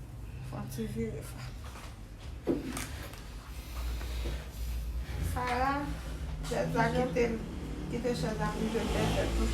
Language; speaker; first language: French; non-native, local second language; Haitian Creole